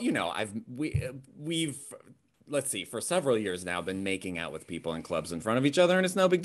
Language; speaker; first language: English; native; English